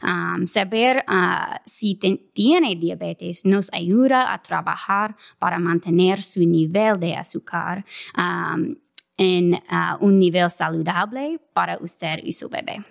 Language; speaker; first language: Spanish; non-native, fluent; English